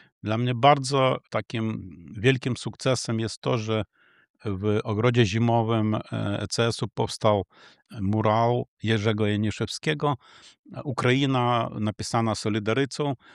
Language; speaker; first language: Polish; non-native, fluent; Ukrainian